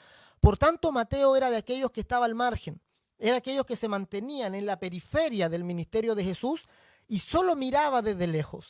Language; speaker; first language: Spanish; native; Spanish